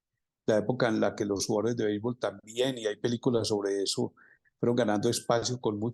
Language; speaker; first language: Spanish; native; Spanish